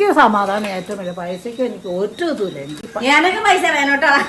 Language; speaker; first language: Malayalam; native; Malayalam